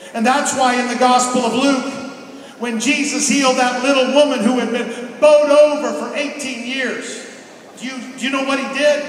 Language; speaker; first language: English; native; English